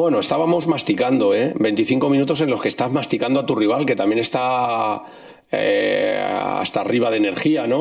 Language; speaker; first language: Spanish; native; Spanish